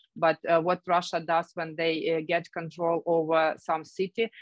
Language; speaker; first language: English; non-native, fluent; Ukrainian